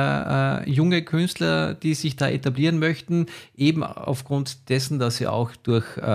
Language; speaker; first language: German; native; German